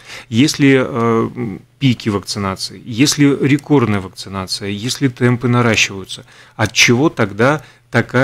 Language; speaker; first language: Russian; native; Russian